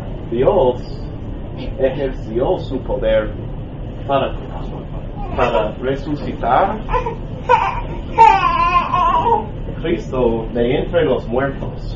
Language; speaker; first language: Spanish; non-native, learner; English